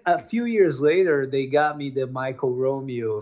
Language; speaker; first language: English; non-native, fluent; Portuguese